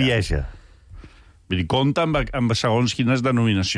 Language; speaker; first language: Catalan; native; Catalan